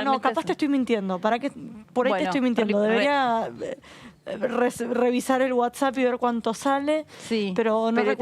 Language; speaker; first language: Spanish; native; Spanish